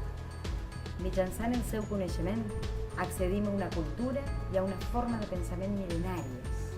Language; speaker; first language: Catalan; non-native, learner; Spanish